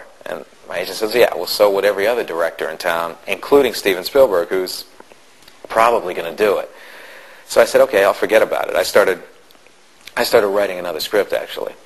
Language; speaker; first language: English; native; English